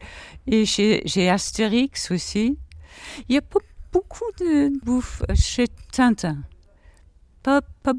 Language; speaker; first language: French; non-native, fluent; English